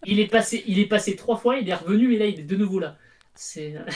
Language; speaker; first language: French; native; French